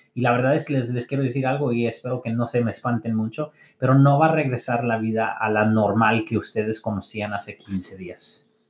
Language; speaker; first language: Spanish; early bilingual, heritage; English